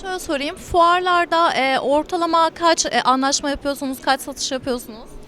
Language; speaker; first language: Turkish; native; Turkish